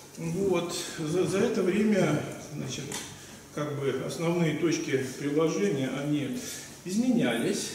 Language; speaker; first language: Russian; native; Russian